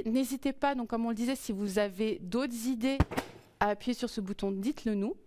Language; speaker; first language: French; native; French